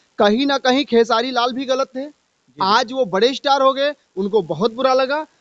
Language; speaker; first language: Hindi; native; Hindi